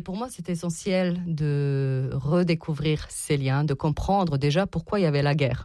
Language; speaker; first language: French; non-native, fluent; Serbian